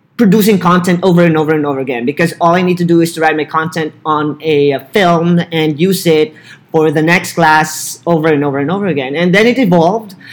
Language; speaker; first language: English; non-native, local second language; Filipino